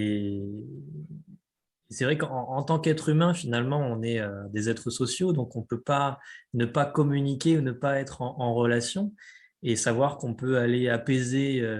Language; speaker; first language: French; native; French